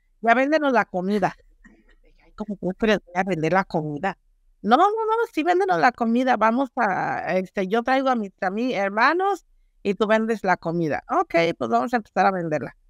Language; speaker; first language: Spanish; native; Spanish